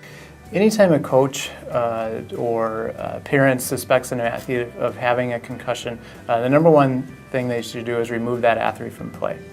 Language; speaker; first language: English; native; English